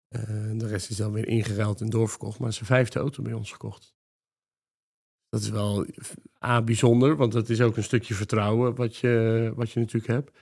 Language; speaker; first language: Dutch; native; Dutch